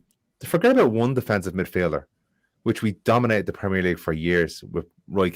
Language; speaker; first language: English; native; English